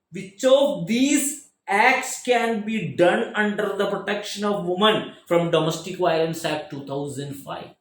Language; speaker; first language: English; non-native, local second language; Malayalam